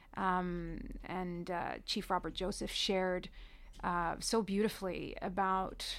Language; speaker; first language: English; early bilingual, other home language; Persian